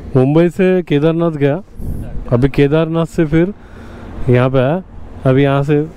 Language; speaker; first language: Hindi; non-native, local second language; Marathi